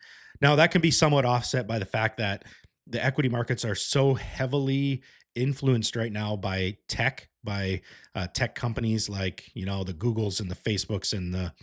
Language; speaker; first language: English; native; English